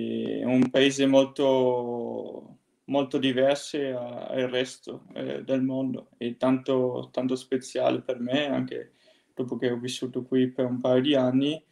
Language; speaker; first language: Italian; non-native, fluent; Danish